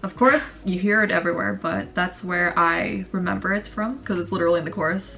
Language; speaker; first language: English; native; English